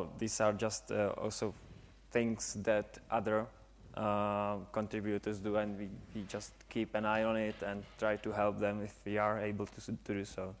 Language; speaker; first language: English; non-native, fluent; Czech